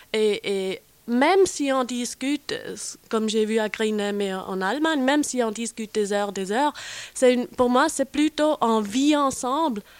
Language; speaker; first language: French; non-native, fluent; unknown